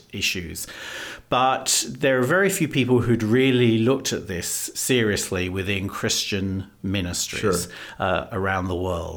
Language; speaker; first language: English; native; English